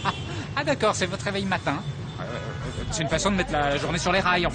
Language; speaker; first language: French; native; French